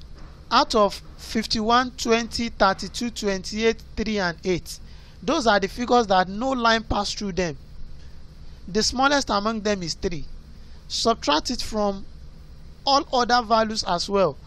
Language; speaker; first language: English; non-native, local second language; Yoruba